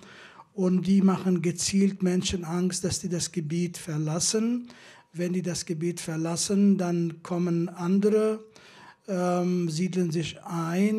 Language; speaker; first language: German; non-native, fluent; Kurdish